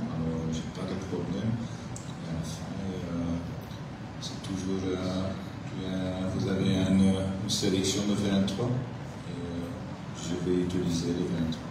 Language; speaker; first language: French; non-native, local second language; Dutch